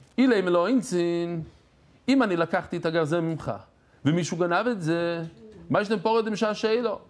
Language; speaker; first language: Hebrew; non-native, fluent; English